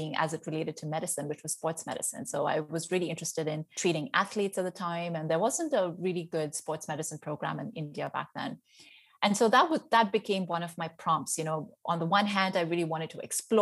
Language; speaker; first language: English; non-native, local second language; Hindi